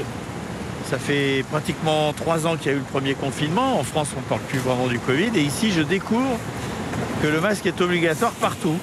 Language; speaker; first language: French; native; French